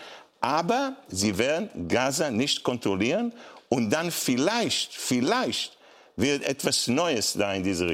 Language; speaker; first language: German; non-native, fluent; Hebrew